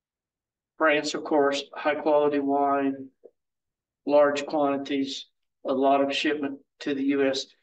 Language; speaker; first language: English; native; English